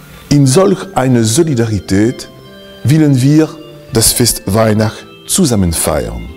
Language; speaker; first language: German; non-native, local second language; French